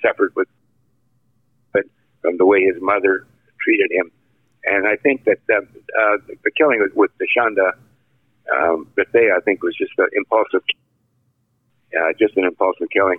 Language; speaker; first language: English; native; English